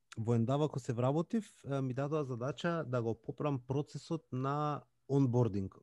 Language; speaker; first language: Macedonian; native; Macedonian